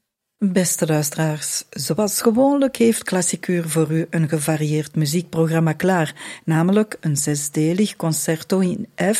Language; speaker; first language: Dutch; native; Dutch